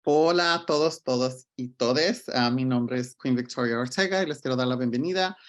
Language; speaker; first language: Spanish; early bilingual, other home language; English